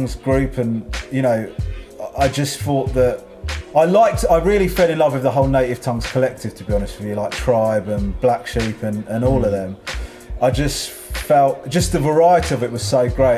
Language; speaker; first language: English; native; English